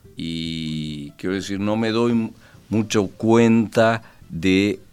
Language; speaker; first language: Spanish; native; Spanish